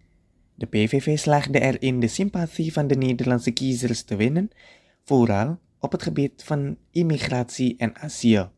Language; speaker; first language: Dutch; non-native, fluent; Indonesian